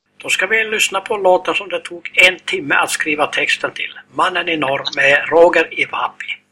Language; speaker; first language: Swedish; native; Swedish